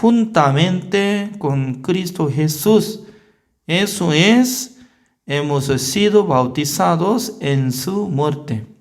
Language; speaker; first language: Spanish; non-native, learner; Korean